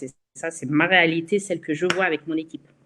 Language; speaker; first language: French; native; French